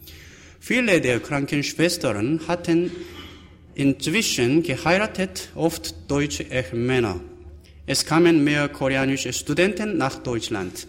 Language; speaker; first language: German; non-native, fluent; Korean